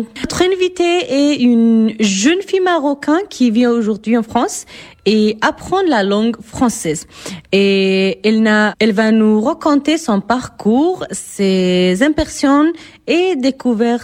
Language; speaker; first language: French; non-native, fluent; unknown